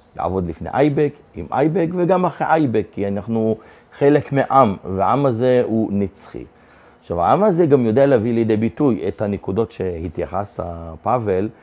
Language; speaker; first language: Hebrew; non-native, local second language; Adyghe